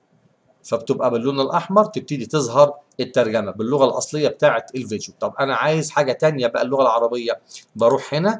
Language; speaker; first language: Arabic; native; Arabic